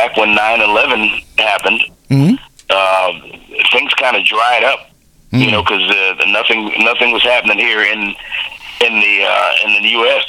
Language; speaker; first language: English; native; English